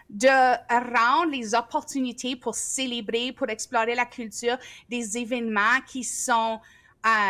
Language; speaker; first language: French; native; French